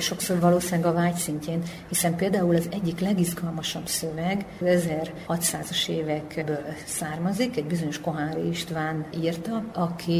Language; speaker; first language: Hungarian; native; Hungarian